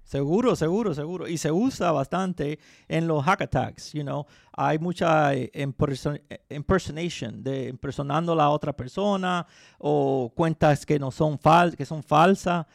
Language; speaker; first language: Spanish; early bilingual, heritage; Spanish